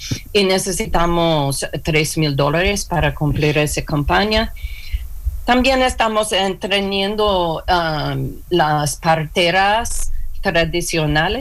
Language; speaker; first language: Spanish; non-native, learner; English